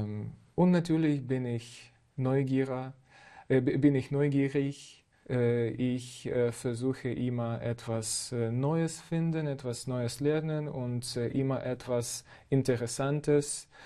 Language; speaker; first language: German; non-native, learner; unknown